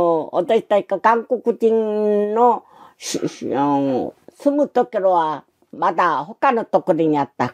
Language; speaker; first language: Japanese; non-native, learner; Korean